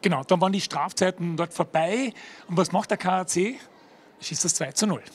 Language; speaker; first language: German; native; German